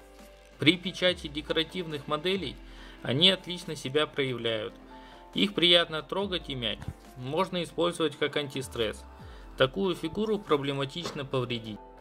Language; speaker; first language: Russian; native; Russian